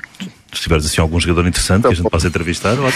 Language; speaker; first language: Portuguese; native; Portuguese